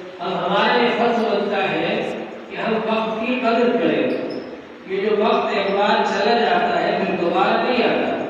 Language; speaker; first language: Urdu; native; Urdu